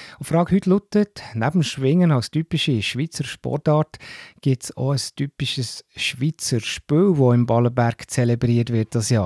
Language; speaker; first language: German; native; German